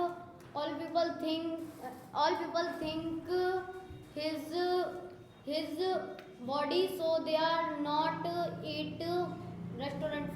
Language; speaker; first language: English; non-native, learner; Hindi